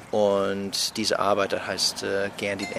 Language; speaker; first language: German; non-native, fluent; English